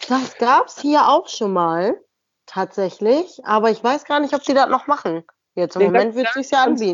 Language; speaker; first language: German; native; German